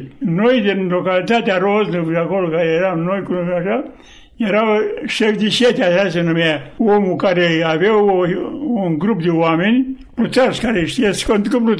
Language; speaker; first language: Romanian; native; Romanian